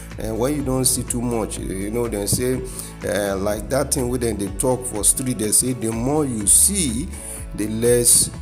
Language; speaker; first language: Nigerian Pidgin; non-native, local second language; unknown